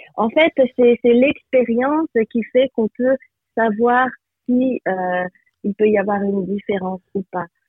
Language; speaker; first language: French; early bilingual, other home language; Japanese